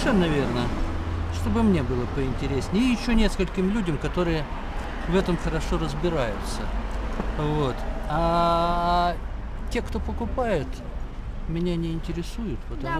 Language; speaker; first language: Russian; native; Russian